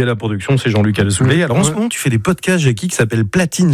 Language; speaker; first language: French; native; French